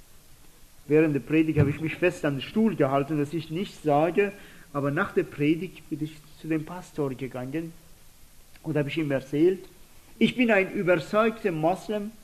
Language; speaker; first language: German; non-native, fluent; Persian